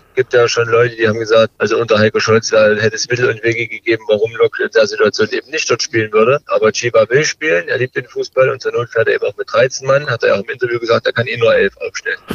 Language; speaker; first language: German; native; German